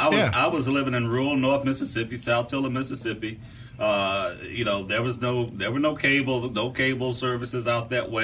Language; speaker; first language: English; native; English